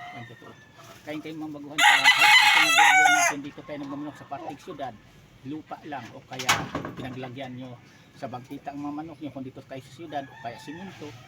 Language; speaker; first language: Filipino; non-native, local second language; Cebuano